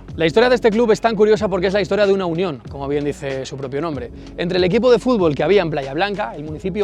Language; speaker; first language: Spanish; native; Spanish